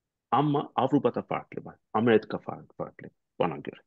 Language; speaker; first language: Turkish; non-native, learner; Persian